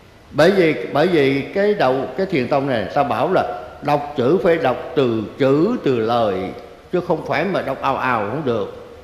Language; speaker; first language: Vietnamese; native; Vietnamese